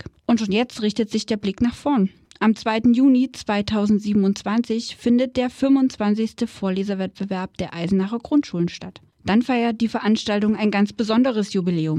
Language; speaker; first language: German; native; German